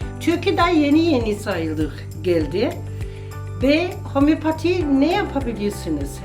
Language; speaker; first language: Turkish; non-native, learner; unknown